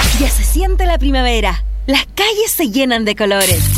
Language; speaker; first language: Spanish; native; Spanish